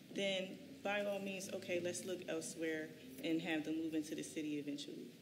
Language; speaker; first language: English; native; English